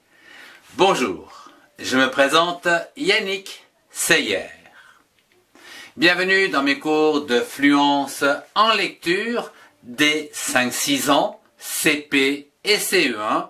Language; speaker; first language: French; native; French